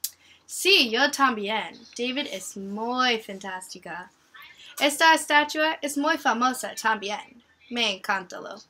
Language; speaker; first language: Spanish; non-native, learner; English